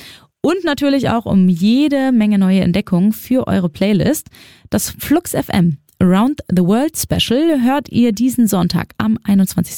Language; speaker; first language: German; native; German